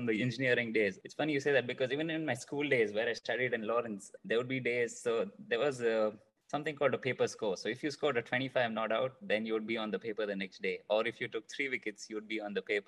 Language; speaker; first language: English; non-native, local second language; Kannada